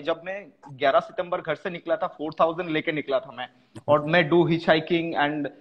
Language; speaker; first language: Hindi; non-native, local second language; Bangla